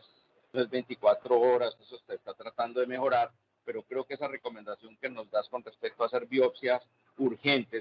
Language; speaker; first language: Spanish; native; Spanish